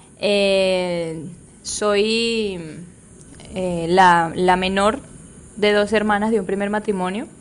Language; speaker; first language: Spanish; native; Spanish